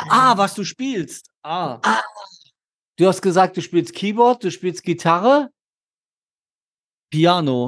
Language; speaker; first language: German; native; German